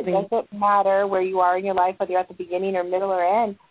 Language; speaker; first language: English; native; English